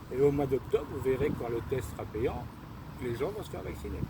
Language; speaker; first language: French; native; French